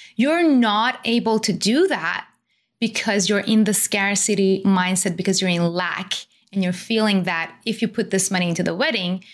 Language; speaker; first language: English; non-native, fluent; Persian